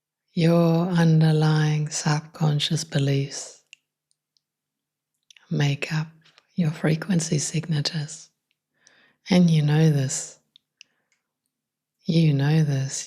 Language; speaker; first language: English; non-native, fluent; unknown